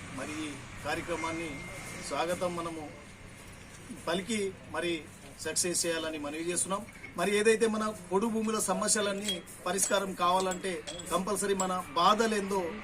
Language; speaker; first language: Telugu; non-native, local second language; Lambadi